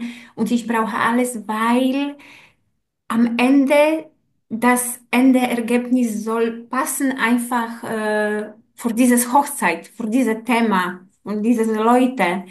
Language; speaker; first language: German; non-native, learner; Polish